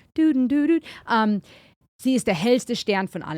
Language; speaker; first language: German; native; German